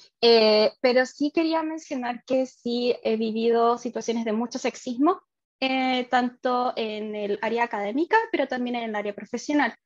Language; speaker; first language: Spanish; native; Spanish